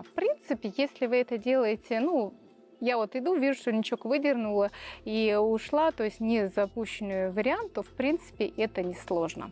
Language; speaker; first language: Russian; native; Russian